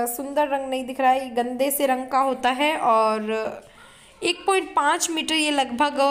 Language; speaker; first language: Hindi; native; Hindi